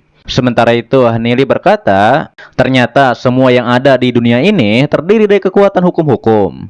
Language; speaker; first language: Indonesian; native; Indonesian